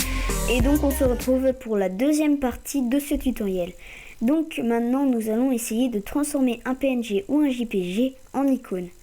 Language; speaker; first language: French; native; French